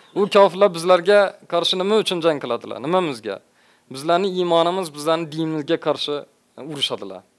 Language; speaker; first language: Uzbek; native; Uzbek